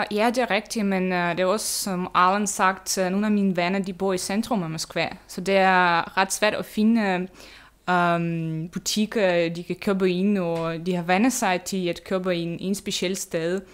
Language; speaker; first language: Danish; non-native, learner; Russian